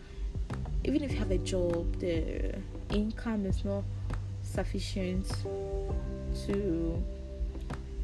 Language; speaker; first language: English; non-native, local second language; Akan